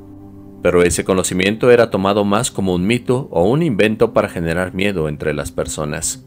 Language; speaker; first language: Spanish; native; Spanish